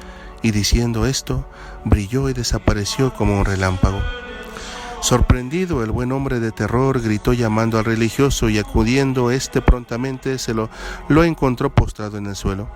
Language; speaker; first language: Spanish; native; Spanish